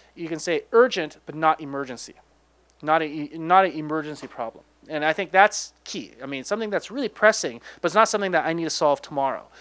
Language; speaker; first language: English; native; English